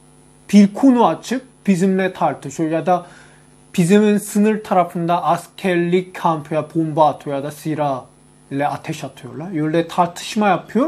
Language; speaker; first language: Turkish; non-native, learner; Korean